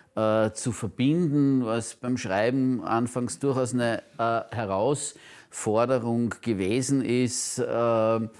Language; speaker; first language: German; non-native, local second language; Turkish